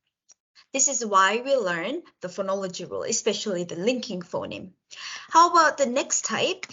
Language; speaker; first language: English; non-native, local second language; Korean